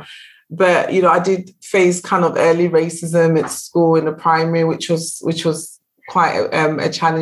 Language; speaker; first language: English; native; English